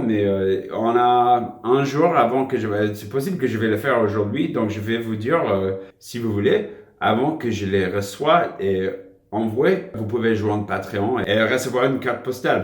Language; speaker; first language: French; non-native, fluent; English